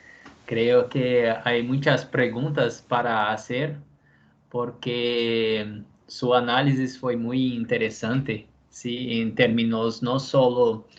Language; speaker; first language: Spanish; non-native, fluent; Portuguese